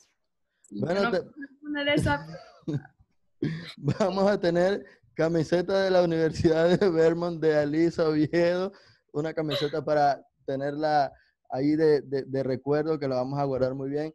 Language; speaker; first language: Spanish; native; Spanish